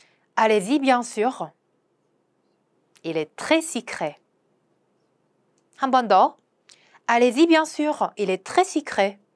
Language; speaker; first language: French; non-native, fluent; Korean